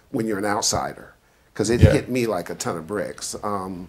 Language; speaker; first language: English; native; English